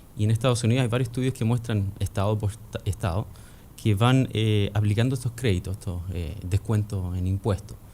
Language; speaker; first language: Spanish; early bilingual, other home language; English